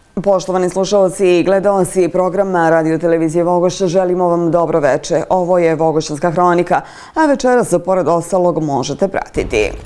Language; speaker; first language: Bosnian; native; Bosnian